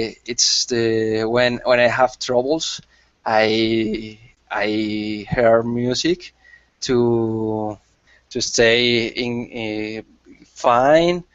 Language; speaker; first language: English; non-native, learner; Spanish